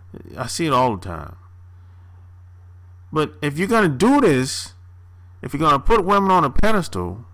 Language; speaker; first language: English; native; English